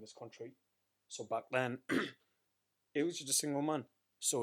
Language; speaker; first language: English; native; English